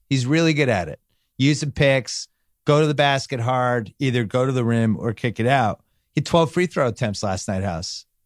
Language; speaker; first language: English; native; English